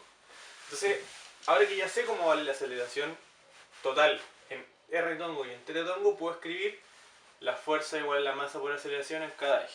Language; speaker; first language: Spanish; native; Spanish